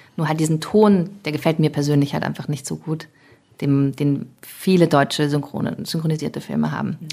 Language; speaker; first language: German; early bilingual, other home language; English